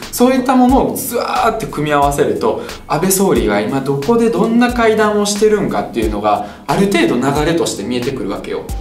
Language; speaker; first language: Japanese; early bilingual, other home language; Russian